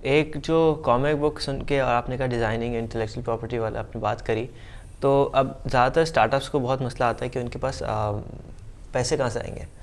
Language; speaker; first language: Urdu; native; Urdu